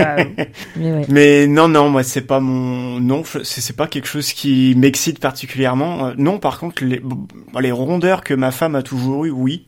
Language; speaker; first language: French; native; French